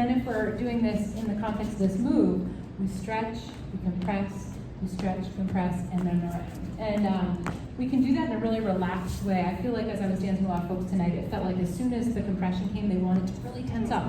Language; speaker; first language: English; native; English